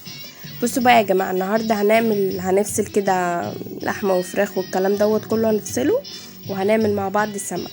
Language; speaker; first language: Arabic; native; Arabic